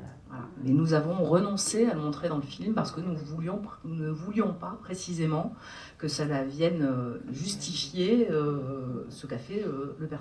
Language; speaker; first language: French; native; French